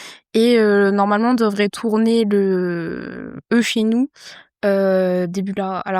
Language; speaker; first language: French; native; French